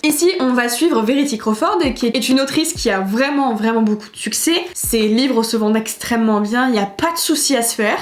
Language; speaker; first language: French; native; French